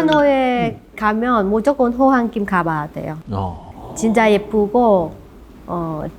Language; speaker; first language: Korean; non-native, learner; Vietnamese